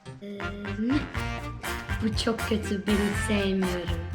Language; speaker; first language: Turkish; early bilingual, heritage; Turkish